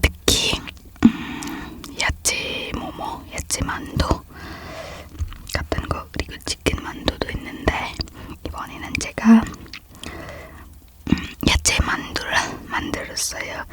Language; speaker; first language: Korean; non-native, fluent; Hindi